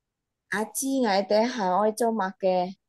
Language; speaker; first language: Chinese; non-native, learner; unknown